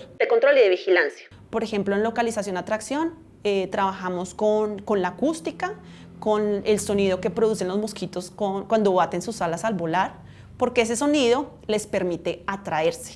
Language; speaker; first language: Spanish; native; Spanish